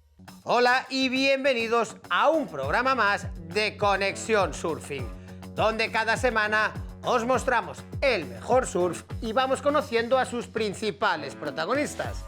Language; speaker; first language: Spanish; native; Spanish